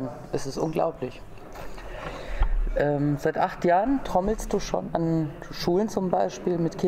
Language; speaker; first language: German; native; German